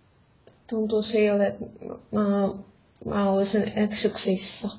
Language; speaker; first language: Finnish; non-native, fluent; Russian